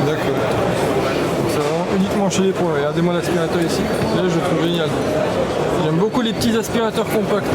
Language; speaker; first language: French; native; French